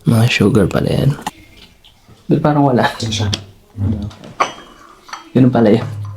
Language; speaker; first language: Filipino; native; Filipino